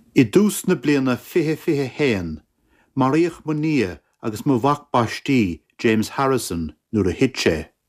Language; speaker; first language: Irish; native; Irish